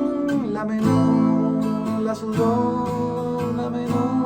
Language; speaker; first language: Spanish; native; Spanish